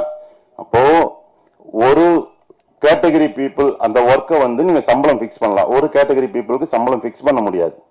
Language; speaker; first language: Tamil; native; Tamil